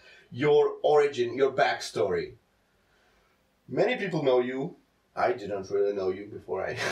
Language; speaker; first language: English; non-native, fluent; Czech